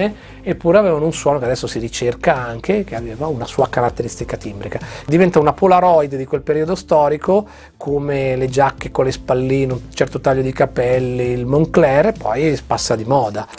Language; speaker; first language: Italian; native; Italian